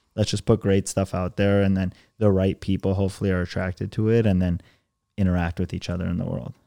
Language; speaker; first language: English; early bilingual, other home language; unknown